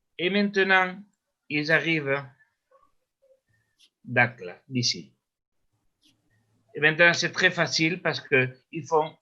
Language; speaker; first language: French; non-native, learner; Spanish